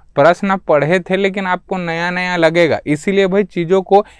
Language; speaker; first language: Hindi; native; Hindi